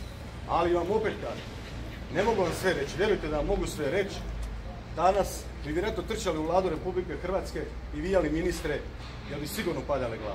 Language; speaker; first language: Croatian; native; Croatian